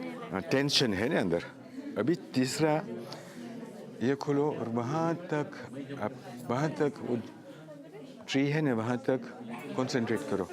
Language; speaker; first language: Hindi; non-native, learner; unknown